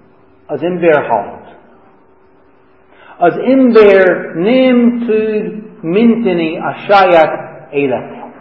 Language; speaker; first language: Hungarian; non-native, fluent; English